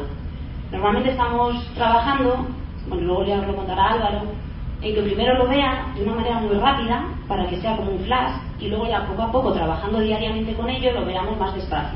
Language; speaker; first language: Spanish; native; Spanish